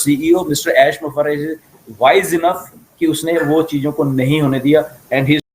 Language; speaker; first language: Hindi; native; Hindi